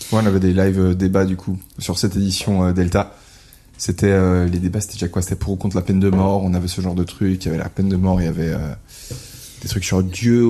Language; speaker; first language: French; native; French